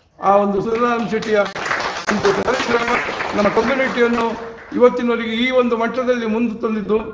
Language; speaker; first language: Kannada; non-native, local second language; Tulu